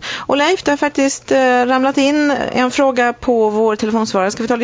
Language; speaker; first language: Swedish; native; Swedish